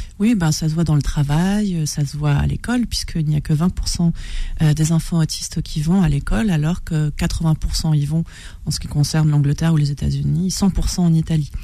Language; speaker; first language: French; native; French